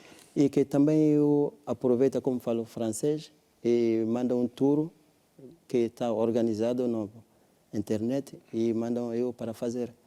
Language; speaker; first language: Portuguese; non-native, learner; French